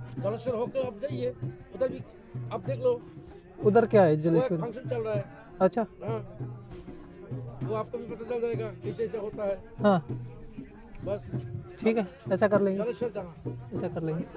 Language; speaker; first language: Hindi; non-native, local second language; Punjabi